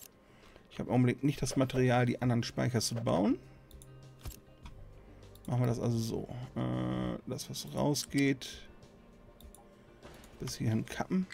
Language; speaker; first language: German; native; German